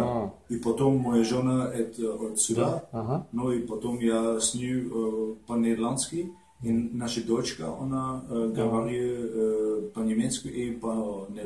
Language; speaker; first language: Russian; non-native, learner; Czech